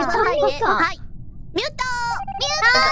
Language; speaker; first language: Japanese; native; Japanese